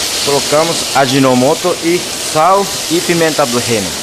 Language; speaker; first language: Portuguese; non-native, learner; Japanese